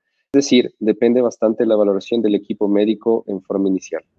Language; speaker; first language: Spanish; native; Spanish